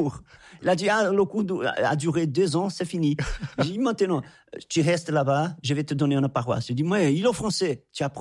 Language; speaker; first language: French; non-native, fluent; Portuguese